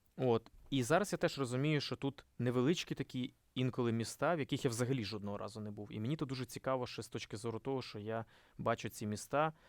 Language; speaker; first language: Ukrainian; non-native, local second language; Russian